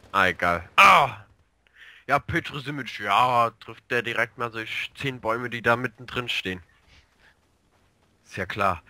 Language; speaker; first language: German; native; German